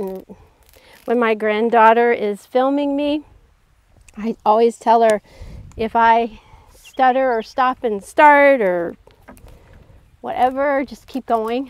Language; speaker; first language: English; native; English